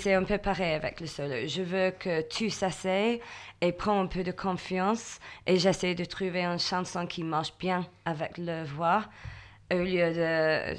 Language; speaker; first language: French; non-native, learner; English